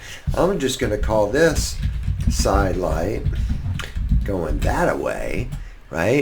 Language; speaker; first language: English; native; English